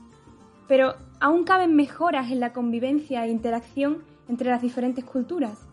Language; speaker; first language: Spanish; native; Spanish